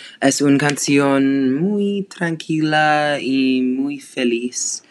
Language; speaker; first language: Spanish; non-native, learner; English